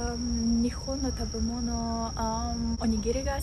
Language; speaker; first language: Japanese; non-native, learner; Ukrainian